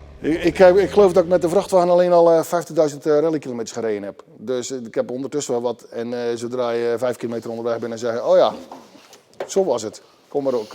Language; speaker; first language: Dutch; native; Dutch